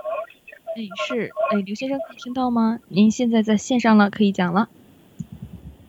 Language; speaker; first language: Chinese; native; Chinese